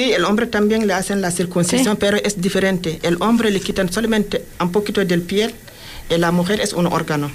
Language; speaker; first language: Spanish; non-native, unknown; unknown